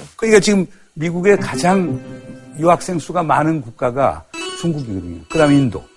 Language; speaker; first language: Korean; native; Korean